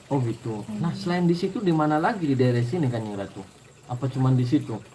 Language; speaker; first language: Indonesian; native; Indonesian